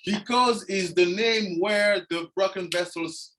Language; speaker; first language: English; non-native, fluent; French